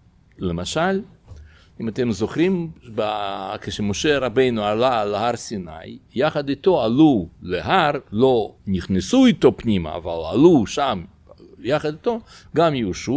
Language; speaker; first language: Hebrew; non-native, fluent; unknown